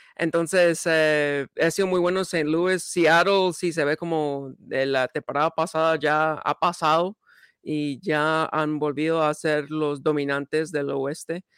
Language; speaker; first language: Spanish; early bilingual, heritage; Spanish